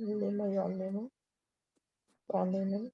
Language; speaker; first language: Arabic; non-native, learner; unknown